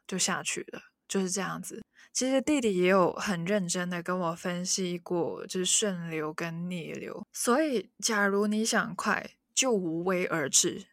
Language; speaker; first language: Chinese; non-native, local second language; Cantonese